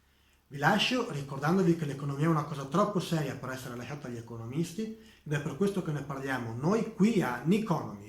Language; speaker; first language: Italian; native; Italian